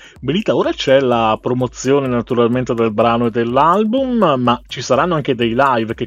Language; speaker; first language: Italian; native; Italian